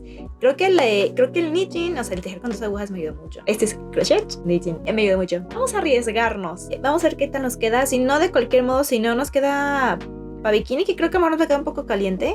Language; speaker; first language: Spanish; native; Spanish